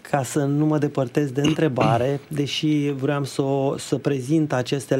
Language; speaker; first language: Romanian; native; Romanian